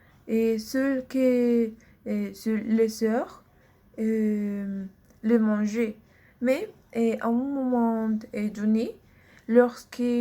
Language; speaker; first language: French; non-native, learner; Spanish